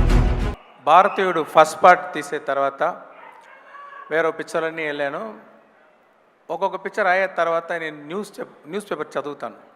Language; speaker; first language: Telugu; non-native, local second language; Tamil